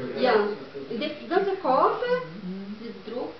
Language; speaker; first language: German; non-native, learner; Portuguese